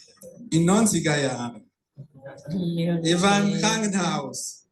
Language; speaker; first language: German; non-native, fluent; Rundi